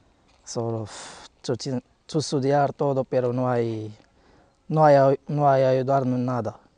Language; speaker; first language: Spanish; non-native, learner; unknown